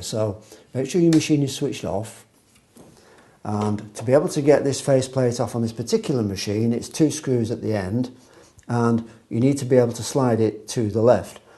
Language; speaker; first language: English; native; English